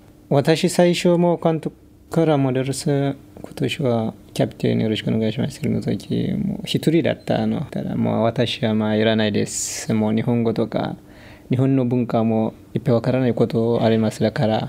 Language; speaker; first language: Japanese; non-native, learner; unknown